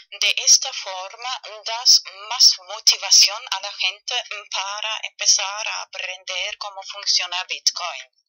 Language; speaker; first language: Spanish; non-native, fluent; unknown